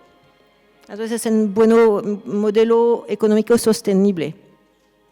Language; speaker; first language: Spanish; non-native, fluent; French